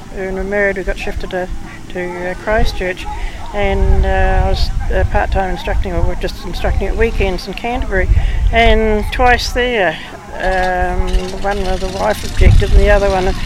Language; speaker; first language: English; native; English